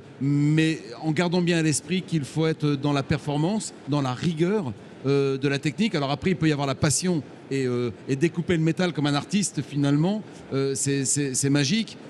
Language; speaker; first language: French; native; French